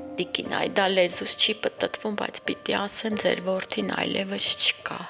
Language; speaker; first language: Armenian; native; Armenian